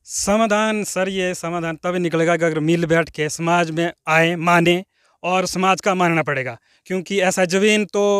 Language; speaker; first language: Hindi; non-native, local second language; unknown